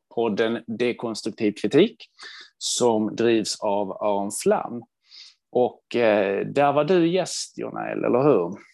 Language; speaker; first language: Swedish; early bilingual, other home language; Hebrew